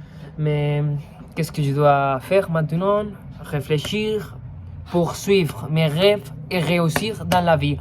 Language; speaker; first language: French; non-native, fluent; Spanish